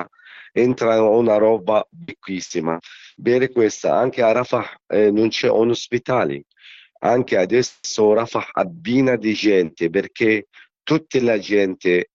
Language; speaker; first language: Italian; non-native, learner; Arabic